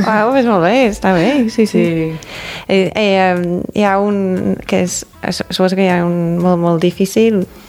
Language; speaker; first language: Catalan; non-native, fluent; English